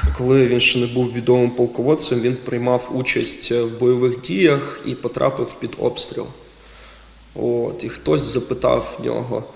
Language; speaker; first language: Ukrainian; non-native, local second language; Russian